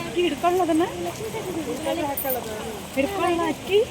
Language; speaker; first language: Kannada; native; Kannada